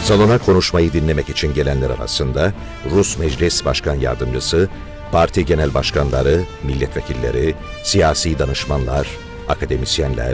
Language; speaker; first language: Turkish; native; Turkish